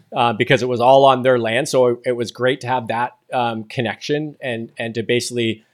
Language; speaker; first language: English; native; English